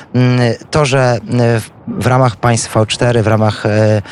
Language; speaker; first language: Polish; native; Polish